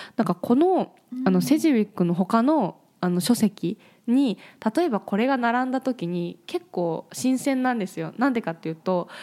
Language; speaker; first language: Japanese; native; Japanese